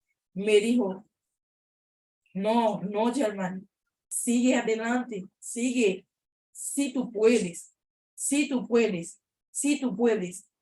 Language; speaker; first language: Spanish; non-native, learner; Haitian Creole